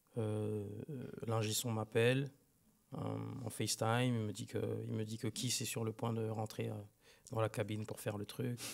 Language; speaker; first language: French; native; French